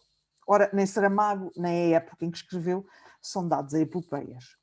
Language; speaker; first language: Portuguese; native; Portuguese